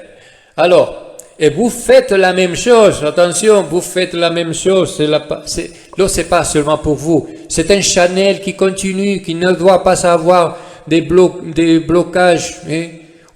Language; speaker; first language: French; non-native, fluent; Spanish